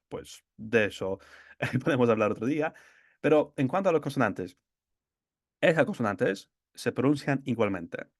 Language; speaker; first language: Spanish; non-native, fluent; Polish